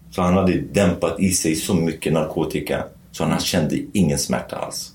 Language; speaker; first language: Swedish; non-native, fluent; Kurdish